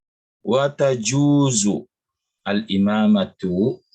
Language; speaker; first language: Arabic; non-native, fluent; Indonesian